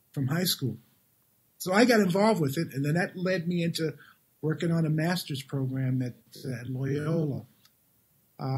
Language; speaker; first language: English; native; English